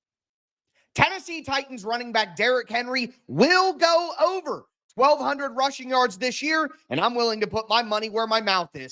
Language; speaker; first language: English; native; English